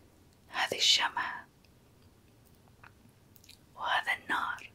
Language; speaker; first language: Arabic; native; Arabic